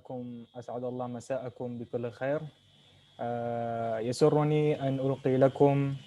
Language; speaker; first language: Arabic; non-native, fluent; Indonesian